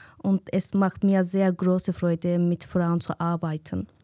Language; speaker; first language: German; non-native, learner; Kurdish